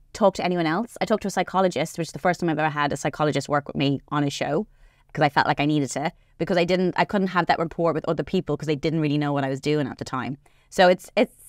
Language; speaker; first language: English; native; English